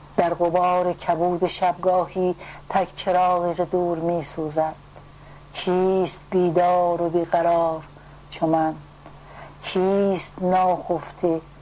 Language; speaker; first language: Persian; native; Persian